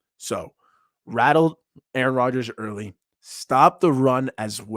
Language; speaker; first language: English; native; English